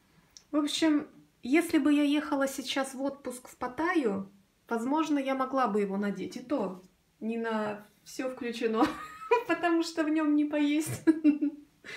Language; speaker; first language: Russian; native; Russian